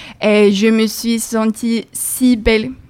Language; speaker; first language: French; non-native, learner; Swedish